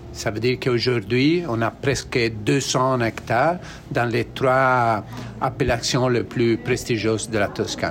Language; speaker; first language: French; non-native, learner; Italian